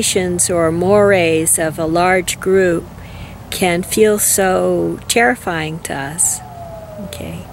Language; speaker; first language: English; native; English